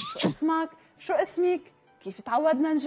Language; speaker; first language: Arabic; native; Arabic